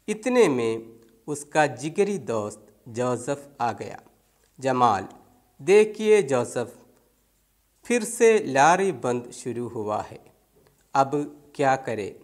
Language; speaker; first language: Urdu; non-native, local second language; Malayalam